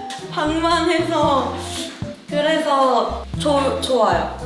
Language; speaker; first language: Korean; native; Korean